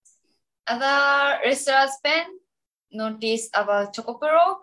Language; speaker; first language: English; non-native, learner; Japanese